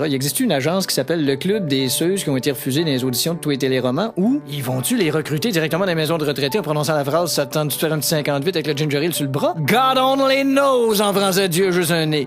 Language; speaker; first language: French; native; French